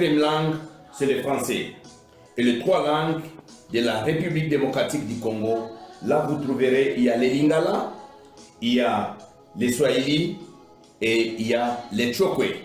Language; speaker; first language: French; non-native, local second language; Swahili